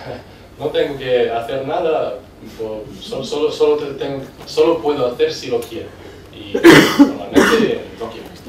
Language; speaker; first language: Spanish; non-native, fluent; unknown